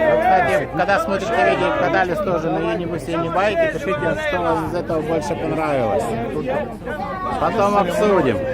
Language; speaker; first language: Russian; native; Russian